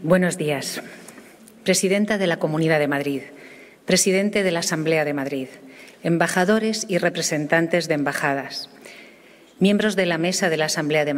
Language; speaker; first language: Spanish; native; Spanish